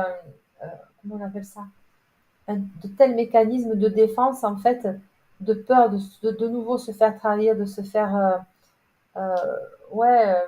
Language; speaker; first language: French; native; French